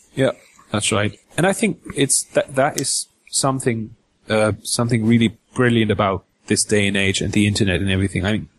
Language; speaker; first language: English; non-native, fluent; German